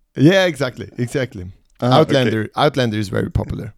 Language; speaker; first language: English; non-native, fluent; Swiss German